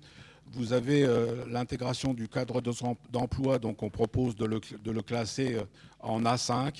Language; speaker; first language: French; native; French